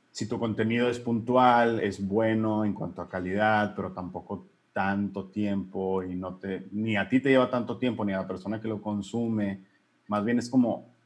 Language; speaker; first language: Spanish; native; Spanish